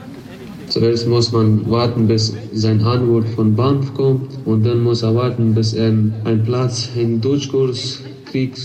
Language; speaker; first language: German; non-native, fluent; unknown